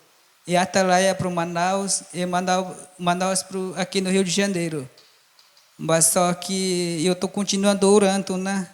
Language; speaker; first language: Portuguese; non-native, local second language; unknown